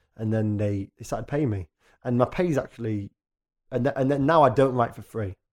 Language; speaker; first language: English; native; English